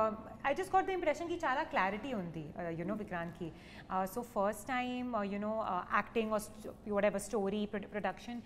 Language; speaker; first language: Telugu; non-native, learner; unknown